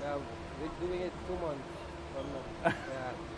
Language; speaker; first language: English; non-native, learner; Portuguese